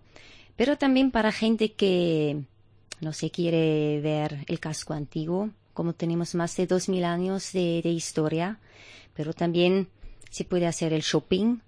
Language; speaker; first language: Spanish; non-native, fluent; German